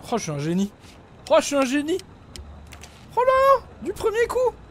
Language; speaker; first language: French; native; French